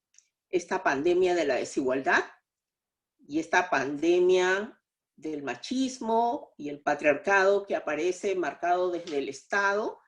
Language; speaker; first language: Spanish; native; Spanish